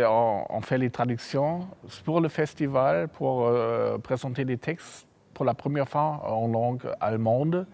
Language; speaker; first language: French; non-native, fluent; German